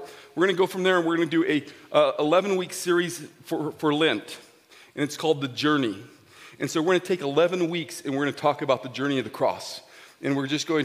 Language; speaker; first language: English; native; English